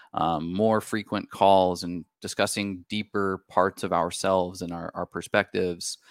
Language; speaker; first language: English; native; English